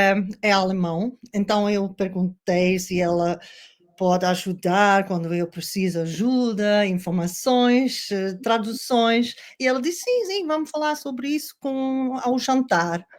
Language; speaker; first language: Portuguese; non-native, learner; Dutch